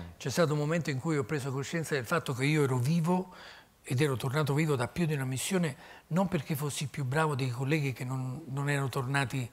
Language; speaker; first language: Italian; native; Italian